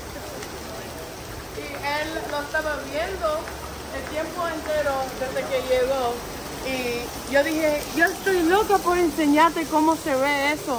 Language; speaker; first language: Spanish; non-native, fluent; English